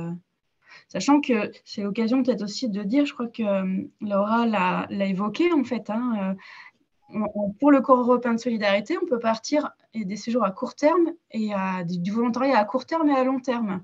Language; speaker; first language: French; native; French